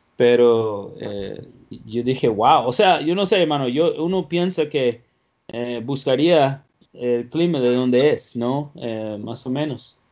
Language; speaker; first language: Spanish; non-native, fluent; English